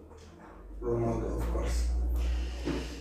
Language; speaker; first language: English; non-native, learner; Turkish